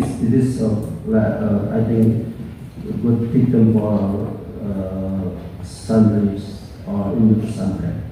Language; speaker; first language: English; non-native, learner; Indonesian